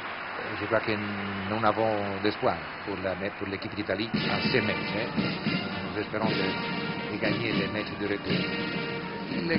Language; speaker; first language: French; non-native, fluent; Italian